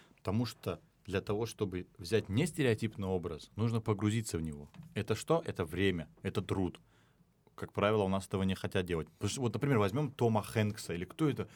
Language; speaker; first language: Russian; non-native, local second language; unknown